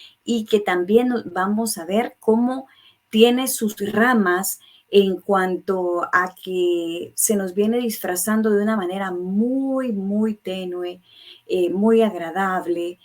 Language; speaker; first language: Spanish; native; Spanish